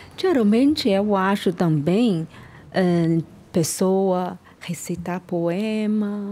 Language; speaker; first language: Portuguese; non-native, learner; Chinese